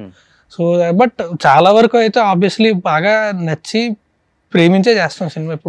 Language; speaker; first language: Telugu; native; Telugu